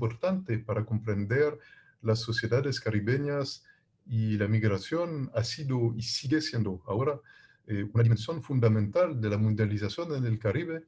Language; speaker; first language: Spanish; non-native, fluent; French